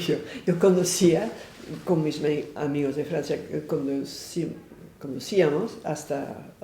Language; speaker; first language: Spanish; non-native, fluent; English